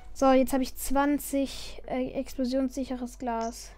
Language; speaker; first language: German; native; German